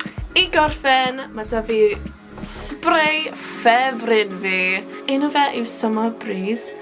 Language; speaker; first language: Welsh; non-native, local second language; English